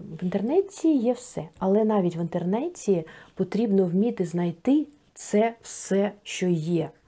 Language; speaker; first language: Ukrainian; non-native, local second language; Russian